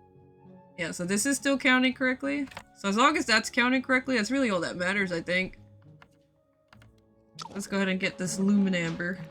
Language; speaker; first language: English; native; English